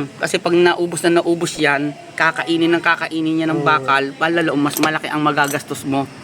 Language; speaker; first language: Filipino; native; Filipino